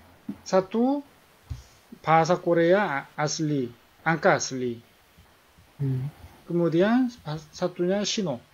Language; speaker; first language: Indonesian; non-native, fluent; Korean